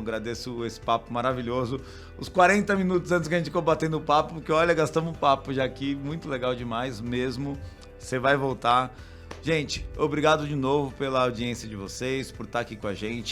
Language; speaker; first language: Portuguese; native; Portuguese